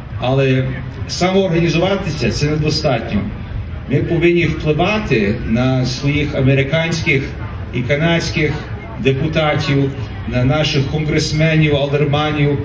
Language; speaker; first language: Ukrainian; early bilingual, heritage; Ukrainian